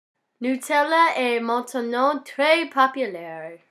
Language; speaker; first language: French; non-native, learner; English